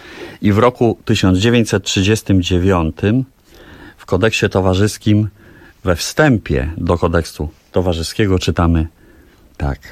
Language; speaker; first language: Polish; native; Polish